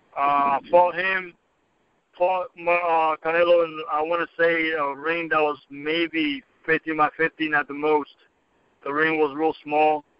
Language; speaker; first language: English; native; English